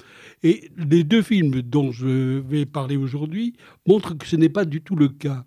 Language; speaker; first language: French; native; French